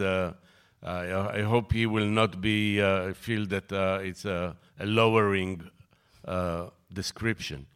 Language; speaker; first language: English; non-native, fluent; Hebrew